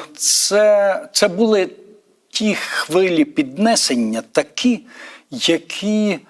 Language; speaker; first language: Ukrainian; native; Ukrainian